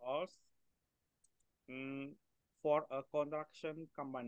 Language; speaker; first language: English; non-native, learner; Indonesian